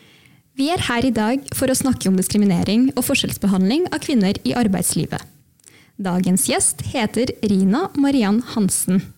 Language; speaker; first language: Norwegian; native; Norwegian